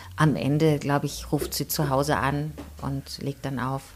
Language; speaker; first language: German; native; German